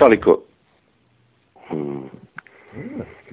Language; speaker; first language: English; native; English